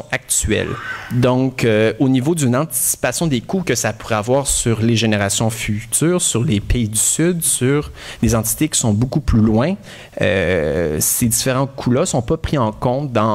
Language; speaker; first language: French; native; French